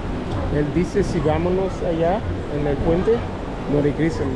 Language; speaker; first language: Spanish; non-native, learner; Haitian Creole